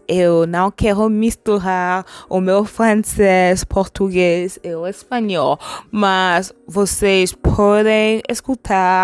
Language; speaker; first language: Portuguese; non-native, learner; French